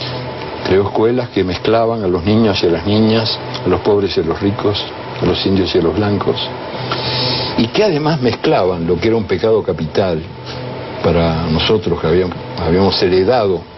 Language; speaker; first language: Spanish; native; Spanish